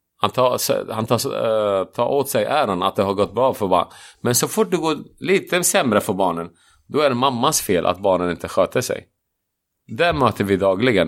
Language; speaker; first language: Swedish; non-native, fluent; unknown